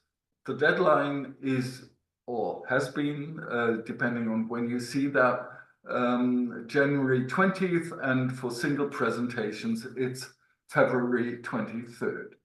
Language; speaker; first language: English; non-native, fluent; German